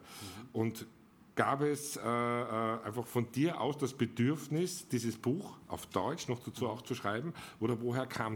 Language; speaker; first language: German; native; German